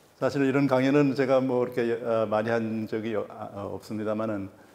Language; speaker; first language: Korean; native; Korean